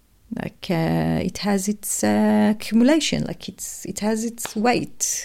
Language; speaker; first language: English; non-native, fluent; Hebrew